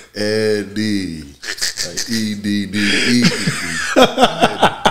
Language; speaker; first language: English; native; English